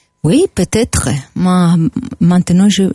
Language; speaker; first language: French; non-native, learner; Spanish